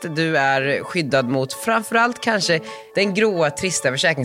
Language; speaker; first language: Swedish; native; Swedish